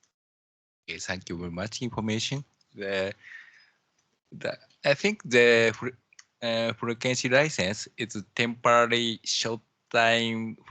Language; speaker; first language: English; non-native, learner; Japanese